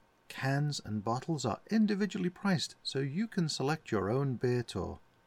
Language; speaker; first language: English; native; English